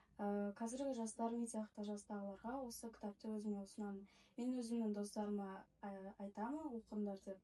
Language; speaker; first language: Kazakh; non-native, local second language; Russian